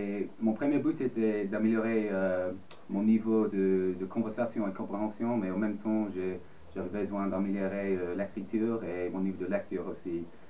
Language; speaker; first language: French; non-native, fluent; English